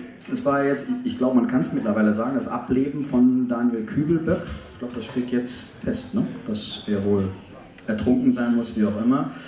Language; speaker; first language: German; native; German